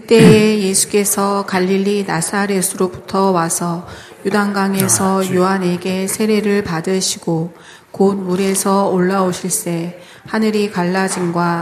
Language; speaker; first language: Korean; native; Korean